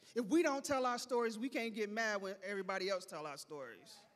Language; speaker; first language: English; native; English